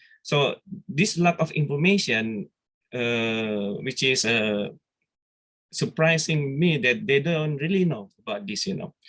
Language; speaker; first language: English; non-native, fluent; Indonesian